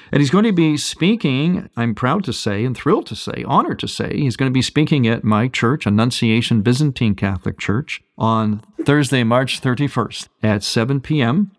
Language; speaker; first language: English; native; English